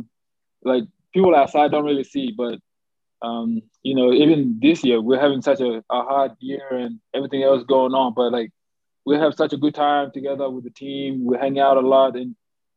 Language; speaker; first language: English; native; English